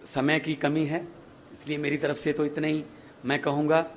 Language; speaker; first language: Hindi; non-native, local second language; Punjabi